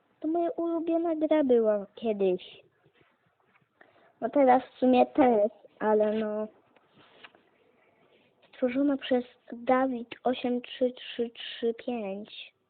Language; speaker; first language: Polish; native; Polish